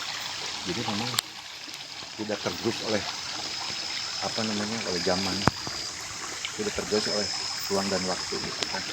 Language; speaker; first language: Indonesian; native; Indonesian